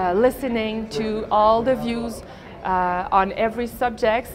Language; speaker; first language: English; non-native, fluent; French